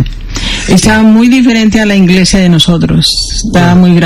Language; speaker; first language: Spanish; early bilingual, heritage; Spanish